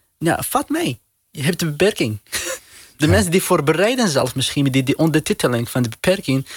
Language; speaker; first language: Dutch; non-native, learner; Arabic